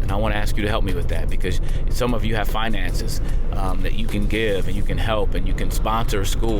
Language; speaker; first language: English; native; English